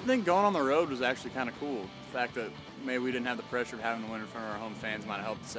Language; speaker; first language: English; native; English